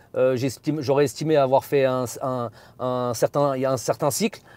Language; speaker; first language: French; native; French